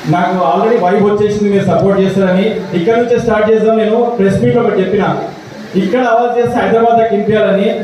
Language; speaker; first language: Telugu; early bilingual, heritage; Telugu